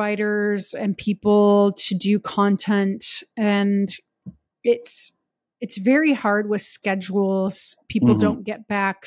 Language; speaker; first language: English; native; English